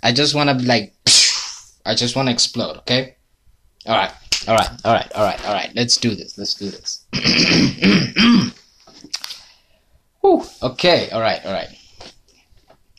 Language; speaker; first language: English; non-native, local second language; Swati